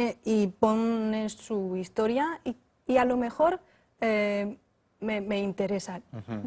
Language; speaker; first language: Spanish; non-native, fluent; Chinese